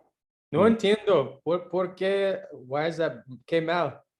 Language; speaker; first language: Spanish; non-native, learner; English